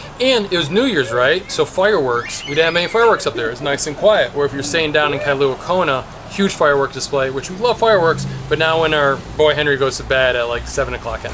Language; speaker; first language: English; native; English